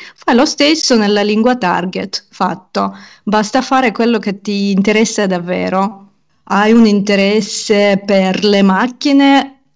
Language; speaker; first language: Italian; non-native, fluent; Russian